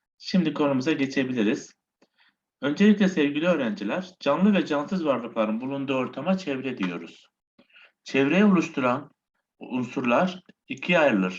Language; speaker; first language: Turkish; native; Turkish